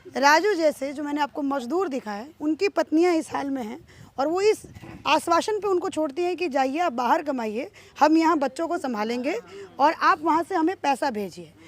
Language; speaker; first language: Hindi; native; Hindi